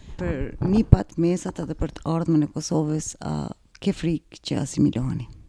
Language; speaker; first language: Albanian; native; Albanian